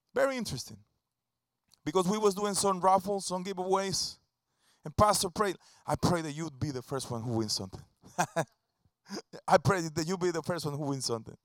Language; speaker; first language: English; non-native, fluent; Spanish